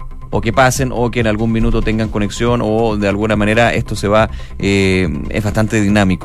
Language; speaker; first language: Spanish; native; Spanish